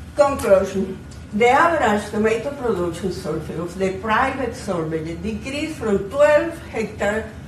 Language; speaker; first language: English; non-native, fluent; Spanish